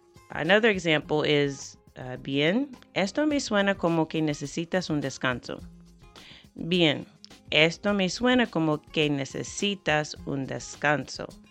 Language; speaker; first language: Spanish; non-native, fluent; English